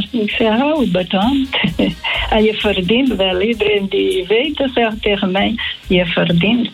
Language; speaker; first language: Dutch; non-native, fluent; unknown